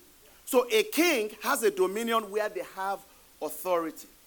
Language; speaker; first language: English; non-native, local second language; Yoruba